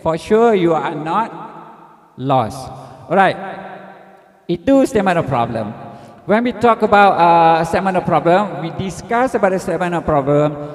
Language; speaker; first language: English; non-native, local second language; Malay